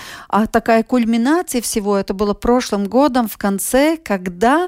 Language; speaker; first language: Russian; native; Russian